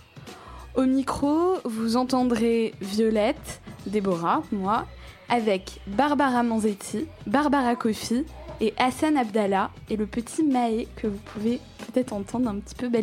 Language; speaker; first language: French; native; French